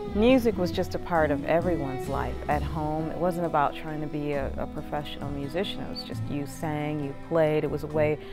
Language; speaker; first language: English; native; English